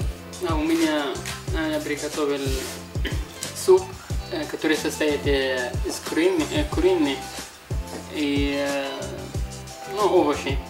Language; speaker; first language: Russian; non-native, learner; Arabic